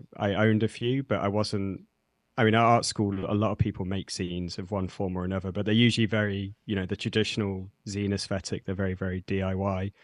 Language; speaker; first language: English; native; English